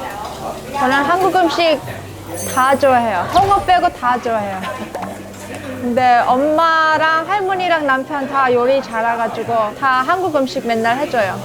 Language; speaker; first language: Korean; early bilingual, heritage; English